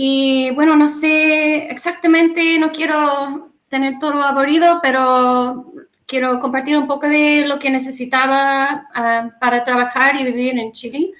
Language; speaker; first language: Spanish; non-native, learner; English